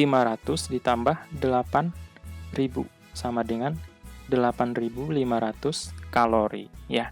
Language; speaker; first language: Indonesian; native; Indonesian